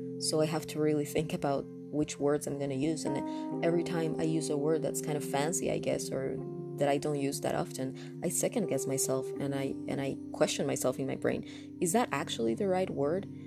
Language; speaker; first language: English; non-native, fluent; Spanish